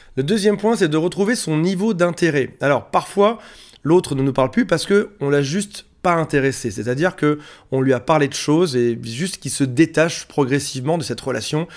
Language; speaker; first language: French; native; French